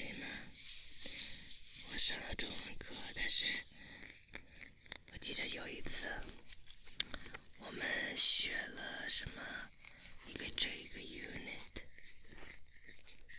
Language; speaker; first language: Chinese; early bilingual, heritage; Chinese